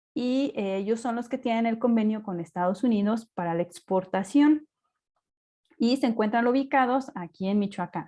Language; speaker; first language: Spanish; native; Spanish